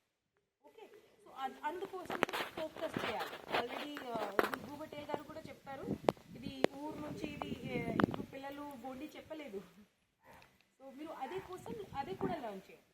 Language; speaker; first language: Telugu; non-native, learner; Hindi